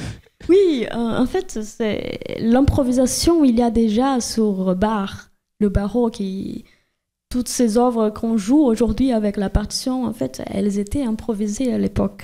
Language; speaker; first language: French; non-native, fluent; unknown